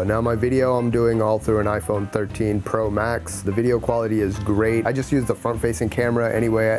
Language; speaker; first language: English; native; English